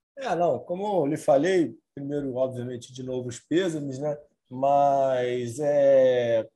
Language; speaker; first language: Portuguese; native; Portuguese